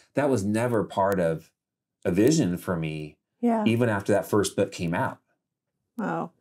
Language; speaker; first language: English; native; English